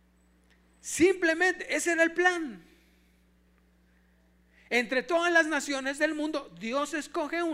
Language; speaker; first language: Spanish; native; Spanish